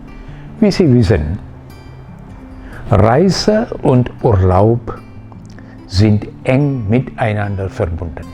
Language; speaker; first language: German; non-native, fluent; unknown